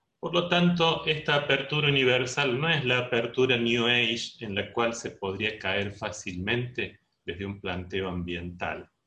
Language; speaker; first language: Spanish; native; Spanish